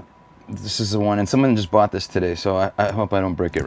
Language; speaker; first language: English; native; English